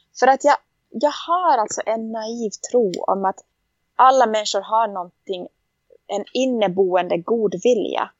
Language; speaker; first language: Swedish; native; Swedish